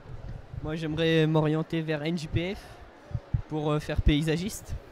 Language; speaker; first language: French; native; French